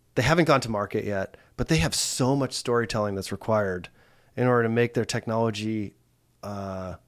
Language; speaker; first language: English; native; English